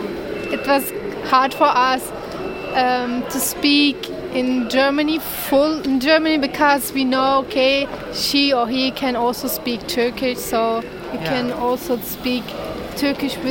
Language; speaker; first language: English; non-native, learner; Turkish